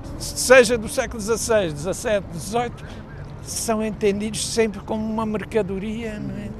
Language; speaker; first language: Portuguese; native; Portuguese